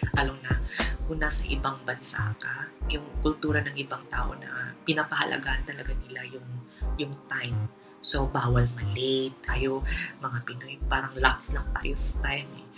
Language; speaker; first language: Filipino; non-native, local second language; Cebuano